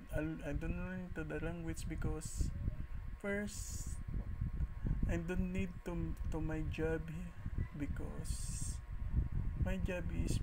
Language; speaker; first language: English; non-native, learner; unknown